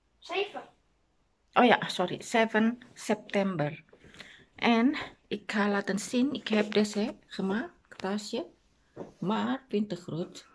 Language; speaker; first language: Dutch; non-native, learner; Indonesian